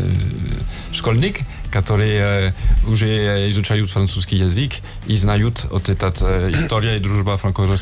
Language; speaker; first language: Russian; non-native, learner; French